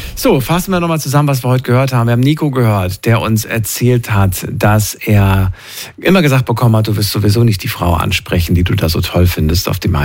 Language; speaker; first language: German; native; German